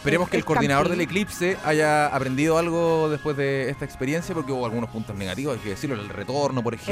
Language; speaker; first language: Spanish; native; Spanish